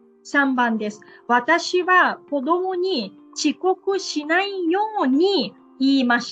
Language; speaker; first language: Japanese; non-native, fluent; Portuguese